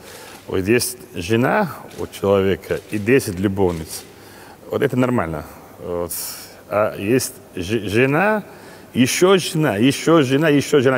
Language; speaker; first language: Russian; non-native, local second language; Chechen